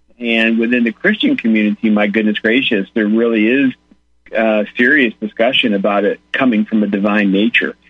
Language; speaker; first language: English; native; English